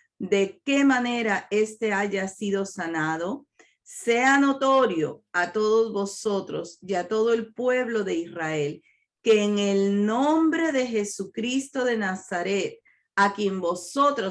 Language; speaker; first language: Spanish; native; Spanish